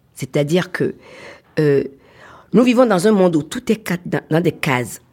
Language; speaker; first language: French; non-native, local second language; Fon